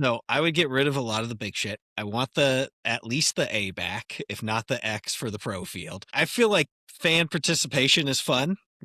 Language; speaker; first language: English; native; English